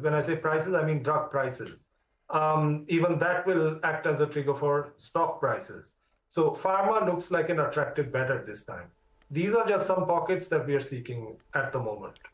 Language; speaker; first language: English; non-native, local second language; Hindi